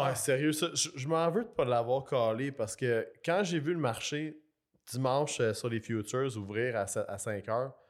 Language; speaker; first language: French; native; French